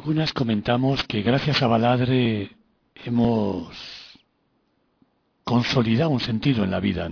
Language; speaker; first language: Spanish; native; Spanish